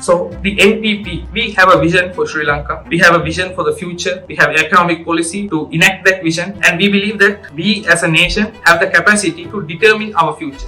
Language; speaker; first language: English; non-native, local second language; Tamil